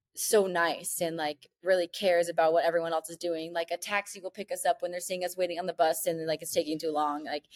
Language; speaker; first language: English; native; English